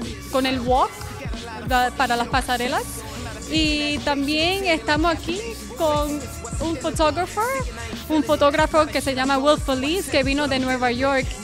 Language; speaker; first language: Spanish; early bilingual, heritage; English